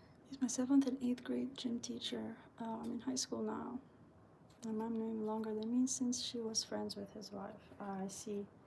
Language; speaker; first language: English; early bilingual, other home language; Albanian